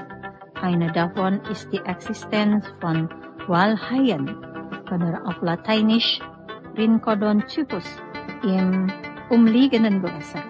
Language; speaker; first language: German; non-native, fluent; Indonesian